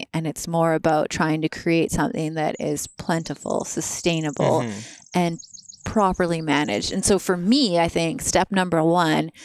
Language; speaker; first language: English; native; English